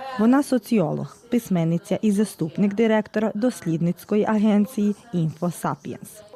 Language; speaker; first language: Ukrainian; early bilingual, heritage; Ukrainian